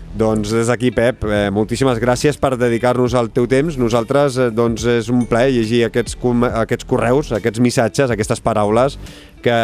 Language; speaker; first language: Catalan; native; Catalan